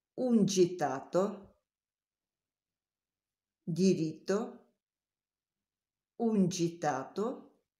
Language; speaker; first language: Italian; non-native, learner; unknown